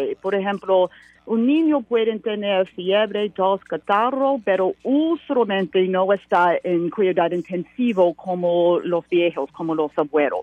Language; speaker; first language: Spanish; non-native, learner; English